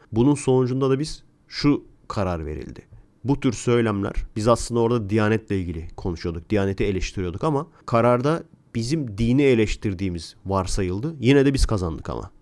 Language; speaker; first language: Turkish; native; Turkish